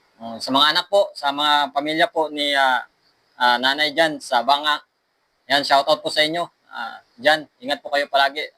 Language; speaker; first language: Filipino; non-native, local second language; Aklanon